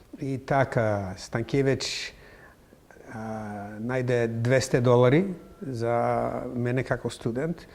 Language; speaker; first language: Macedonian; non-native, fluent; English